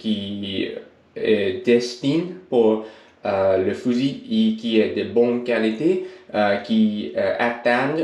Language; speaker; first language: French; non-native, learner; English